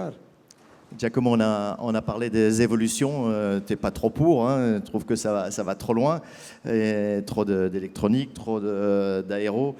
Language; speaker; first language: French; native; French